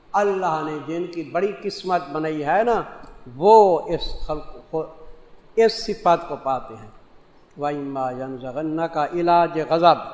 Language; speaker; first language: Urdu; non-native, local second language; Punjabi